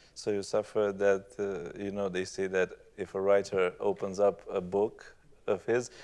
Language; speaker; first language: English; non-native, fluent; Romanian